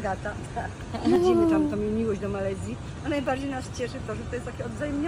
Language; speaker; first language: Polish; native; Polish